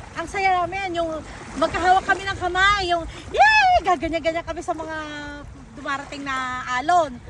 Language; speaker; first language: Filipino; native; Filipino